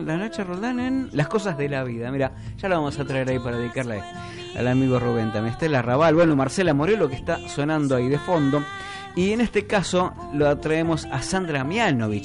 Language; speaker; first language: Spanish; native; Spanish